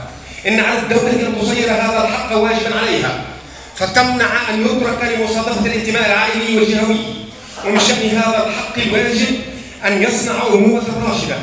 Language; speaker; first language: Arabic; native; Arabic